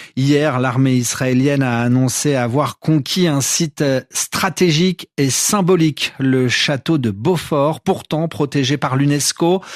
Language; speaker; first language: French; native; French